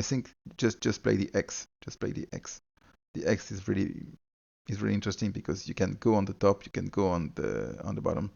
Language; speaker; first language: English; non-native, fluent; French